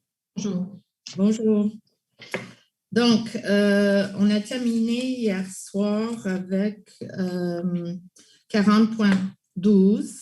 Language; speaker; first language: French; non-native, local second language; English